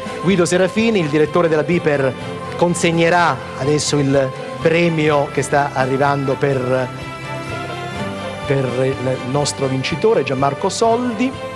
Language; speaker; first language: Italian; native; Italian